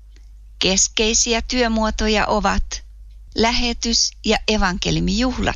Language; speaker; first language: Finnish; native; Finnish